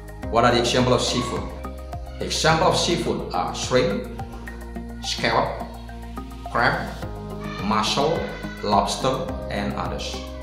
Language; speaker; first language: English; non-native, fluent; Indonesian